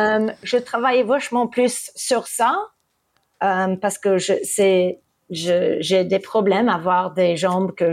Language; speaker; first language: French; early bilingual, heritage; English